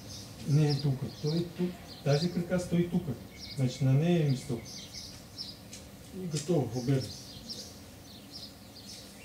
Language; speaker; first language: Bulgarian; non-native, learner; Russian